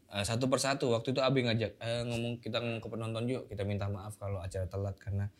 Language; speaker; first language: Indonesian; native; Indonesian